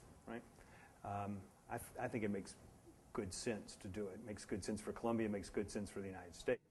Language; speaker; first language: English; native; English